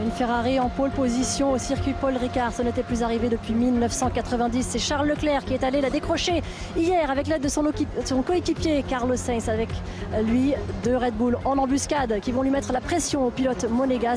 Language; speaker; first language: French; native; French